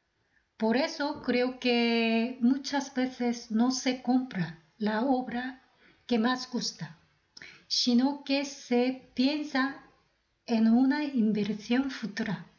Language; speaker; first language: Spanish; non-native, fluent; Korean